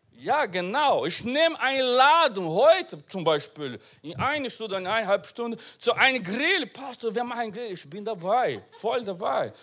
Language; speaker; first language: German; non-native, learner; Portuguese